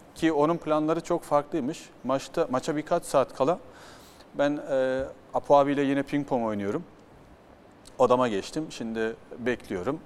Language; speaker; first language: Turkish; early bilingual, heritage; Turkish